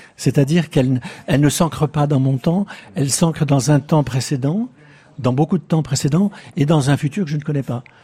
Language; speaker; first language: French; native; French